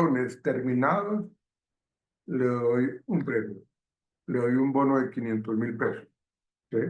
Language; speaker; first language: Spanish; native; Spanish